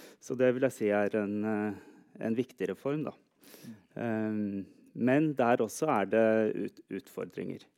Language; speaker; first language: Norwegian; native; Norwegian